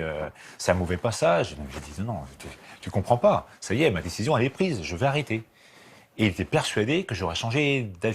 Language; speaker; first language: French; native; French